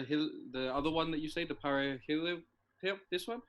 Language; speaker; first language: English; non-native, fluent; Spanish